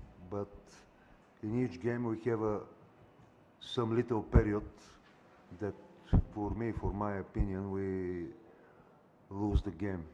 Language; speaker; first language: English; non-native, fluent; Bulgarian